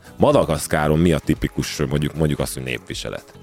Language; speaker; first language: Hungarian; native; Hungarian